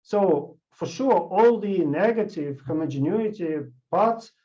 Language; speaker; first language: English; non-native, fluent; Russian